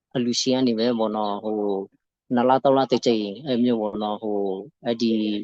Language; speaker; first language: Burmese; non-native, local second language; Western Kayah